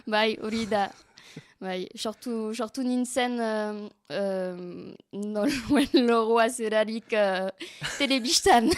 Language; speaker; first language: Basque; non-native, learner; French